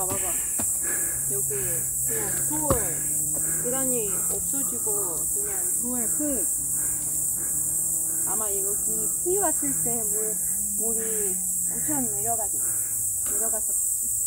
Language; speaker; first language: Korean; non-native, fluent; Russian